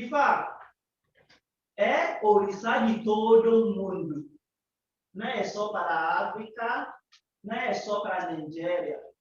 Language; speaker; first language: Portuguese; non-native, learner; Yoruba